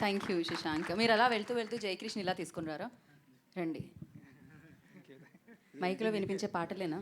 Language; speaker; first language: Telugu; native; Telugu